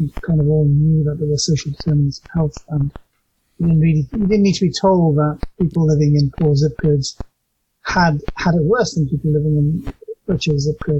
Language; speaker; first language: English; native; English